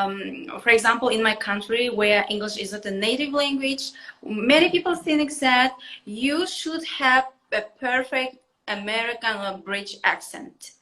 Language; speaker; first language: English; non-native, fluent; Kazakh